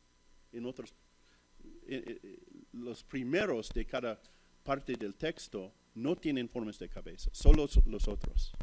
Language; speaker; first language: Spanish; non-native, fluent; English